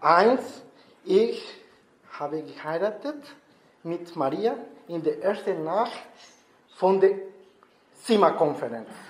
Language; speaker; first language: German; non-native, learner; Spanish